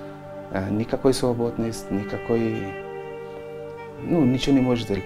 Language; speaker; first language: Russian; non-native, learner; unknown